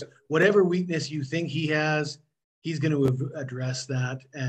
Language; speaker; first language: English; native; English